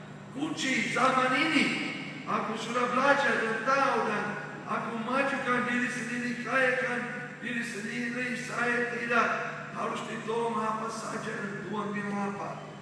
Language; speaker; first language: Indonesian; non-native, fluent; English